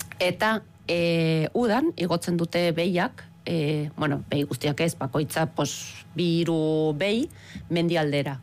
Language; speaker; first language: Basque; non-native, fluent; Spanish